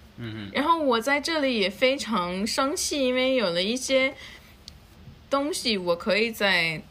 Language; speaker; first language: Chinese; non-native, fluent; Spanish